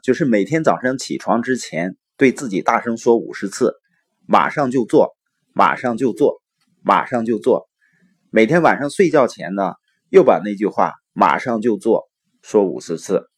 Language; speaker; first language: Chinese; native; Chinese